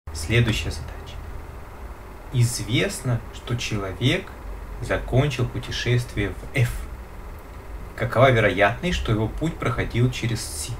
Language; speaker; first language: Russian; native; Russian